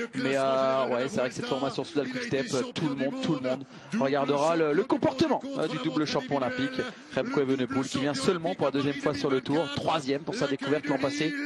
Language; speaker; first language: French; native; French